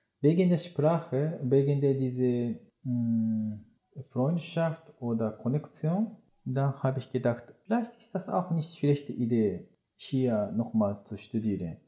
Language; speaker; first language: German; non-native, learner; Japanese